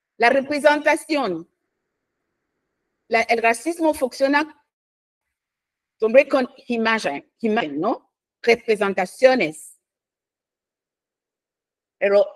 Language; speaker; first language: Spanish; non-native, fluent; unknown